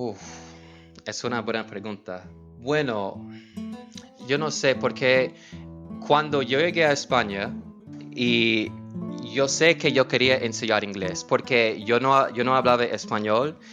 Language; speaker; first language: Spanish; non-native, fluent; English